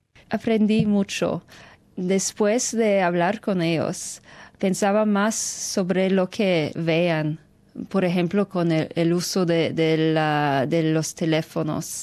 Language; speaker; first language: Spanish; non-native, fluent; English